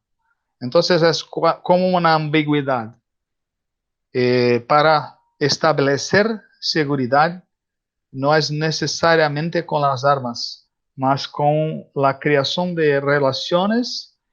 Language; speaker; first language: Spanish; non-native, learner; Portuguese